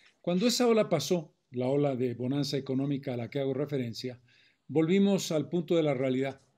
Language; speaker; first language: Spanish; native; Spanish